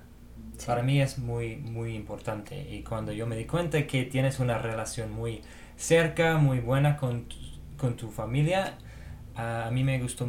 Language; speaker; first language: Spanish; non-native, fluent; English